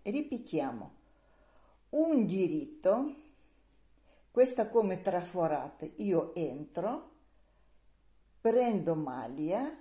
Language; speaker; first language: Italian; non-native, learner; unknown